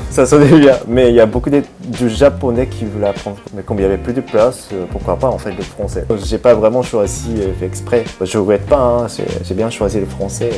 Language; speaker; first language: French; non-native, fluent; Japanese